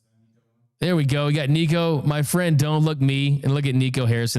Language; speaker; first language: English; native; English